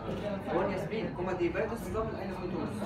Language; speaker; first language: German; non-native, learner; Arabic